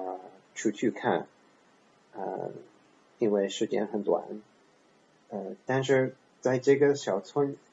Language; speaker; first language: Chinese; non-native, learner; English